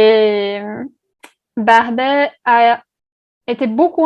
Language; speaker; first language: French; non-native, fluent; Portuguese